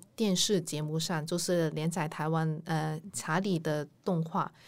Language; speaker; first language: Chinese; non-native, local second language; Cantonese